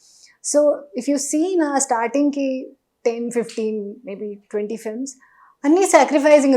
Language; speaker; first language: Telugu; non-native, learner; Hindi